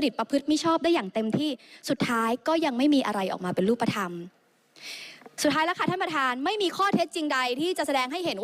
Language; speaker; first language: Thai; native; Thai